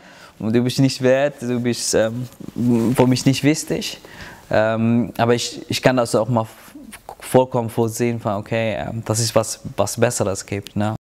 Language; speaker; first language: German; non-native, fluent; Tamil